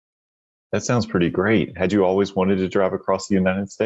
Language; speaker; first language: English; native; English